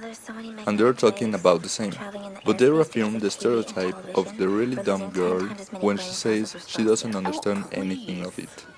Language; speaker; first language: English; non-native, fluent; Spanish